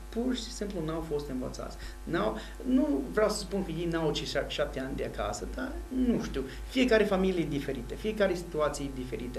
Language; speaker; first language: Romanian; non-native, fluent; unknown